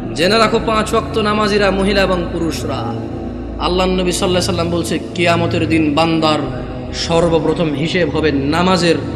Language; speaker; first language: Bangla; early bilingual, heritage; Bangla